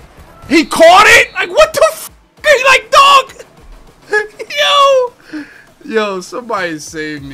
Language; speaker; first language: English; native; English